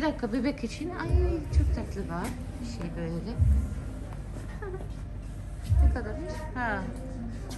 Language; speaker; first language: Turkish; non-native, learner; Russian